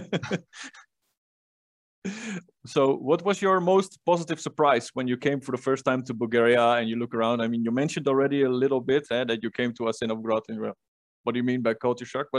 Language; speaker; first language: English; non-native, fluent; Dutch